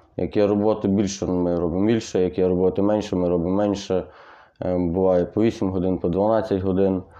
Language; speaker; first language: Ukrainian; native; Ukrainian